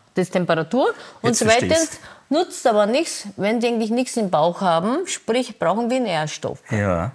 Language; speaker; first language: German; non-native, fluent; Korean